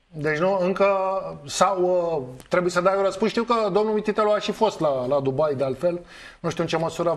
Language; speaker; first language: Romanian; native; Romanian